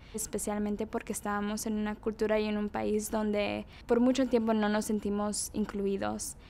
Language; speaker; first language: Spanish; early bilingual, other home language; English